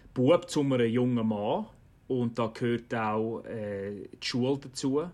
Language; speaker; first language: German; native; German